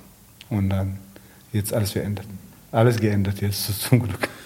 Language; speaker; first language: German; non-native, learner; Tigrinya